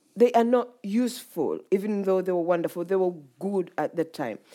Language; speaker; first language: English; non-native, local second language; Ganda